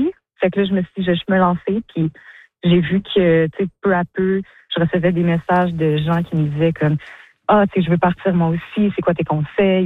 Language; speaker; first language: French; early bilingual, other home language; Russian